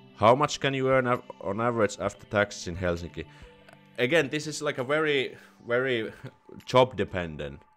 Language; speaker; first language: English; non-native, fluent; Finnish